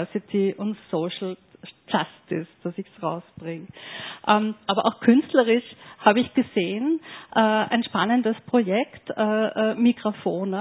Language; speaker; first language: German; native; German